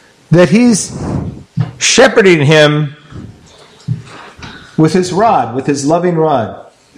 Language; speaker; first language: English; native; English